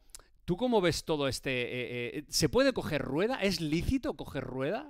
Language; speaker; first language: Spanish; native; Spanish